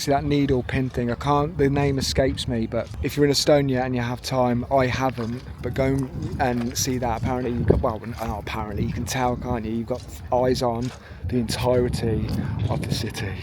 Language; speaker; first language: English; native; English